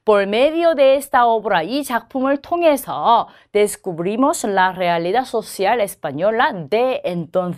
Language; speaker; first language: Spanish; non-native, fluent; Korean